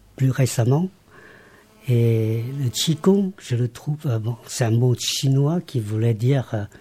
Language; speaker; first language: French; non-native, fluent; Lao